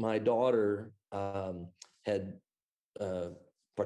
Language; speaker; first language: English; native; English